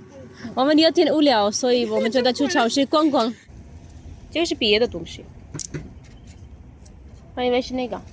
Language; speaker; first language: Chinese; non-native, fluent; Urdu